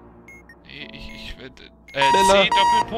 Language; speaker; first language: German; native; German